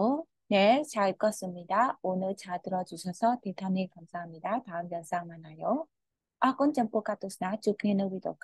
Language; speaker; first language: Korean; non-native, fluent; Khmer